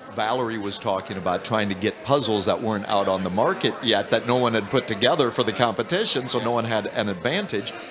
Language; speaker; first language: English; native; English